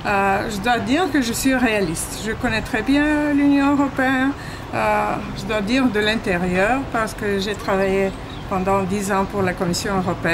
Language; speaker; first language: French; non-native, fluent; Bulgarian